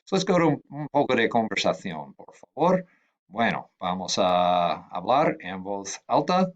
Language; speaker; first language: Spanish; non-native, fluent; English